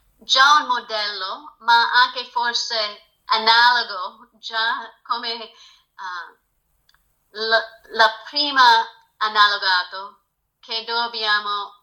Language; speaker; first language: Italian; non-native, fluent; English